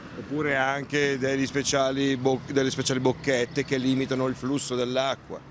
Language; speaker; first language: Italian; native; Italian